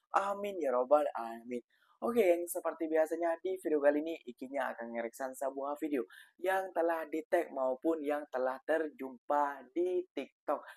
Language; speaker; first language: Indonesian; native; Indonesian